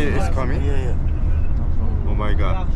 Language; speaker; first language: English; non-native, learner; Korean